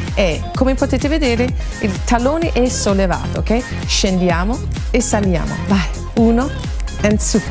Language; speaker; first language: Italian; non-native, fluent; English